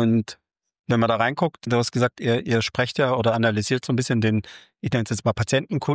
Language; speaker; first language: German; native; German